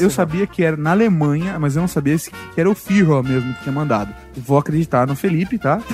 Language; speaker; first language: Portuguese; native; Portuguese